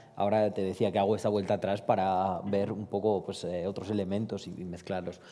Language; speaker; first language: Spanish; early bilingual, other home language; Romanian